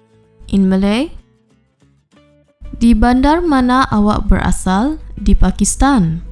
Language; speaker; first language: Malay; non-native, fluent; Urdu